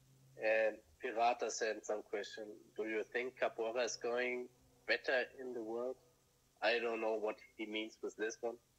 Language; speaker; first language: English; non-native, fluent; German